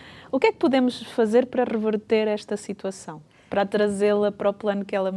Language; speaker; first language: Portuguese; native; Portuguese